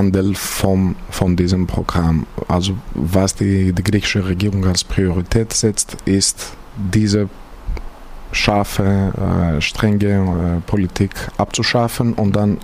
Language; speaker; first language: German; non-native, fluent; Greek